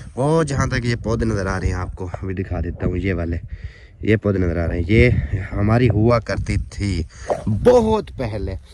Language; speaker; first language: Urdu; non-native, local second language; Saraiki